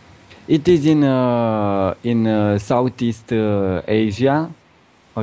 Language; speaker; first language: English; non-native, learner; Romanian